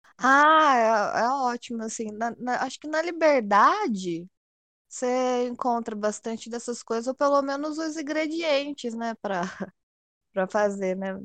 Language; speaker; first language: Portuguese; native; Portuguese